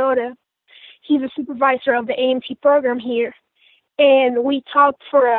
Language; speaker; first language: English; non-native, fluent; Spanish